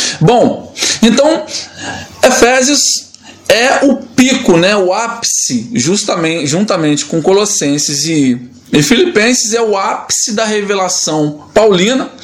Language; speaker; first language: Portuguese; native; Portuguese